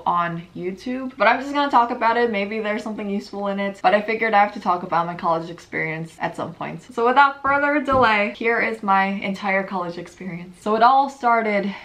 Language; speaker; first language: English; native; English